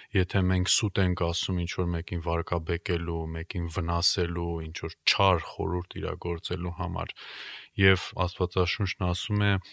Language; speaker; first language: Armenian; native; Armenian